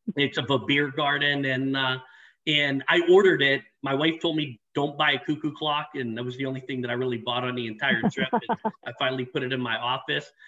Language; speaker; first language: English; native; English